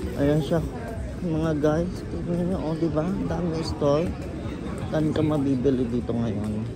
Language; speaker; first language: Filipino; native; Filipino